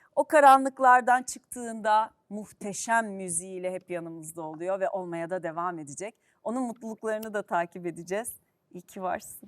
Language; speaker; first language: Turkish; native; Turkish